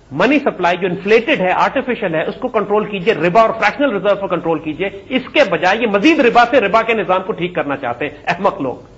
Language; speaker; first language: Urdu; native; Urdu